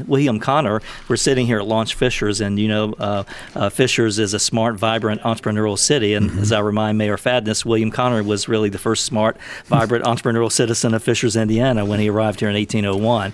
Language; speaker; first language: English; native; English